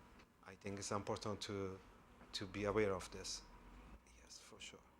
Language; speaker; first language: English; non-native, fluent; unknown